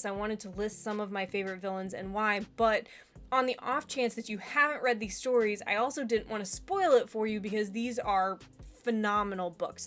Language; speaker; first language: English; native; English